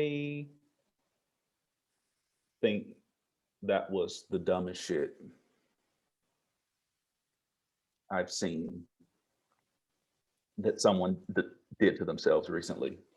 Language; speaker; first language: English; native; English